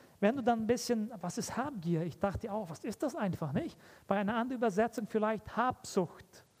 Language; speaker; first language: German; early bilingual, heritage; German